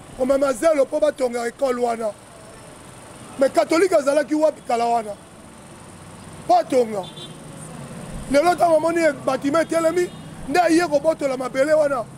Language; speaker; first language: Lingala; native; Lingala